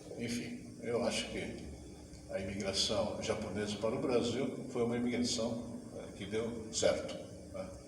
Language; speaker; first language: Portuguese; early bilingual, other home language; Japanese